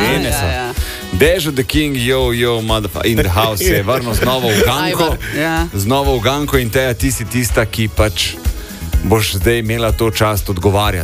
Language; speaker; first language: Slovenian; native; Slovenian